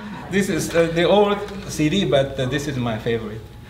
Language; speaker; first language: English; non-native, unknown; Japanese